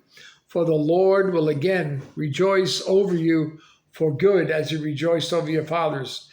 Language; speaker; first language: English; native; English